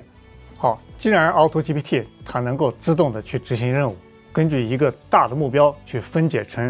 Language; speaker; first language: Chinese; native; Chinese